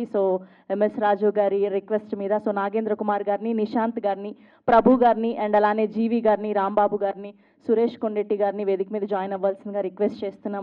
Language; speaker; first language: Telugu; native; Telugu